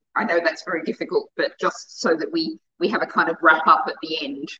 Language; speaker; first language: English; native; English